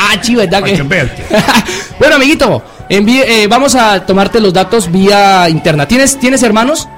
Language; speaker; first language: Spanish; native; Spanish